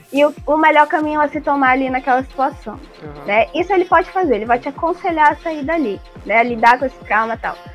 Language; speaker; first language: Portuguese; native; Portuguese